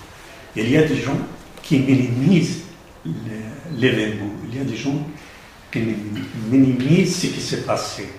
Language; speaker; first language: French; non-native, fluent; Arabic